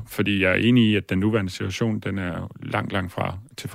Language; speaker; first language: Danish; native; Danish